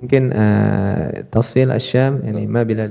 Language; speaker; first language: Arabic; non-native, learner; Indonesian